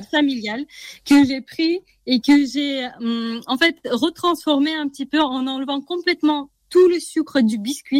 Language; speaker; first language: French; native; French